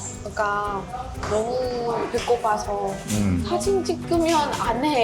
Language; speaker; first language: Korean; non-native, learner; Vietnamese